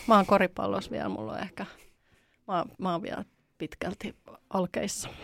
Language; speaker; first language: Finnish; native; Finnish